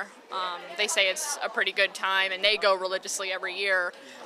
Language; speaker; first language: English; native; English